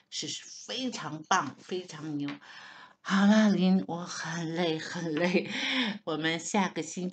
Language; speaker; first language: Chinese; non-native, learner; Hebrew